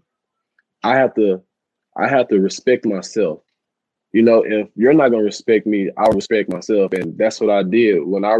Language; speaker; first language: English; native; English